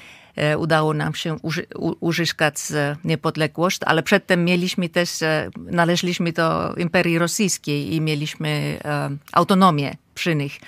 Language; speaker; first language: Polish; non-native, fluent; Finnish